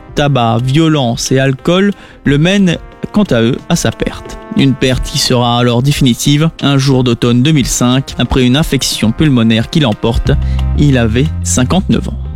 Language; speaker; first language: French; native; French